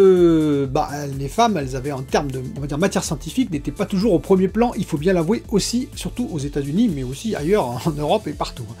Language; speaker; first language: French; native; French